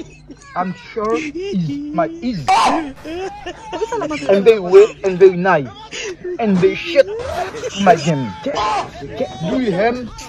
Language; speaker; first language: English; non-native, learner; Haitian Creole